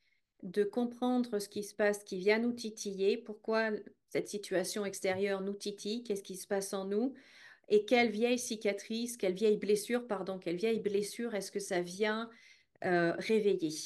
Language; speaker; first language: French; native; French